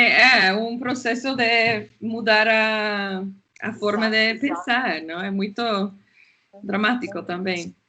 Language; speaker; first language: Portuguese; non-native, fluent; English